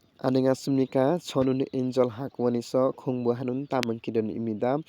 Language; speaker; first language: Korean; non-native, learner; Nepali